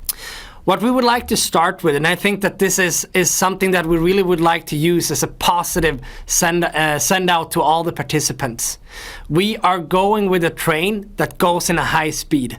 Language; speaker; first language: English; non-native, fluent; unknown